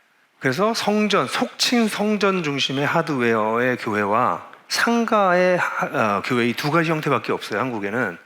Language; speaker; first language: Korean; native; Korean